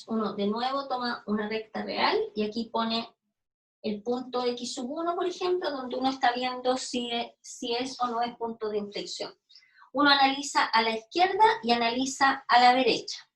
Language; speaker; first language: Spanish; native; Spanish